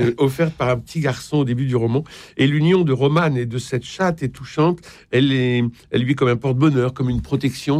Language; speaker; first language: French; native; French